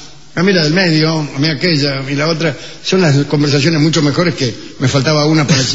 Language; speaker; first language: Spanish; native; Spanish